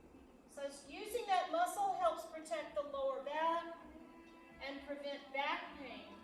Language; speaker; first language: English; native; English